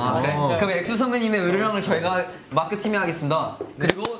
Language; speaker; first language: Korean; native; Korean